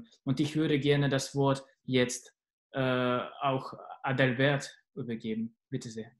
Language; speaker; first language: German; non-native, fluent; Russian